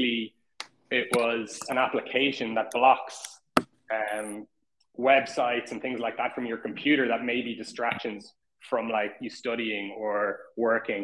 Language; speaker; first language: English; native; English